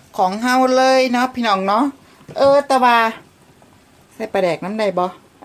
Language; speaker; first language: Thai; native; Thai